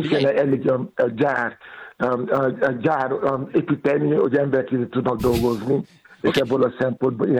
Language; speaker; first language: Hungarian; non-native, learner; Yoruba